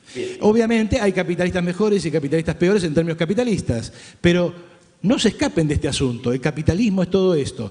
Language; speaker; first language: Spanish; native; Spanish